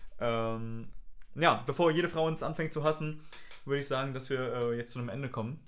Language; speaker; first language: German; native; German